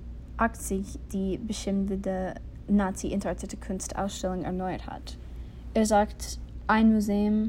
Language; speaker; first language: German; non-native, learner; English